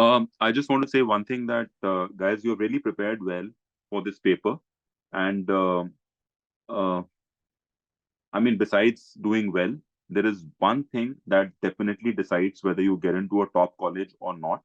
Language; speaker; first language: English; non-native, local second language; Hindi